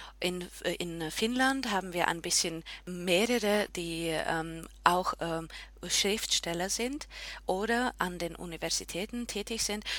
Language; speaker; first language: German; non-native, fluent; Slovak